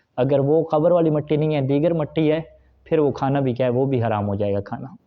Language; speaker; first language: Urdu; non-native, local second language; Punjabi